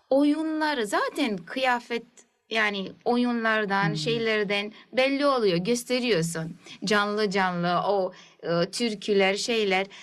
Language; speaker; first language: Turkish; early bilingual, heritage; Turkish